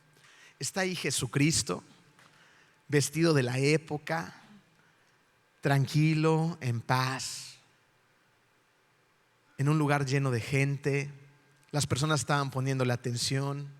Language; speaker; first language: Spanish; native; Spanish